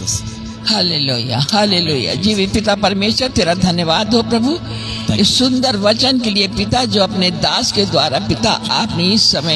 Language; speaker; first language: Hindi; native; Hindi